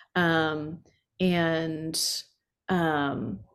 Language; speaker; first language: English; native; English